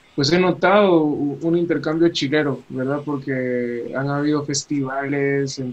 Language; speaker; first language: Spanish; native; Spanish